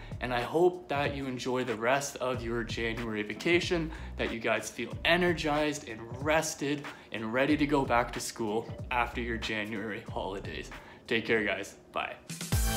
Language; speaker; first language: English; native; English